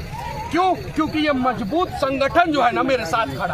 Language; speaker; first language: Hindi; native; Hindi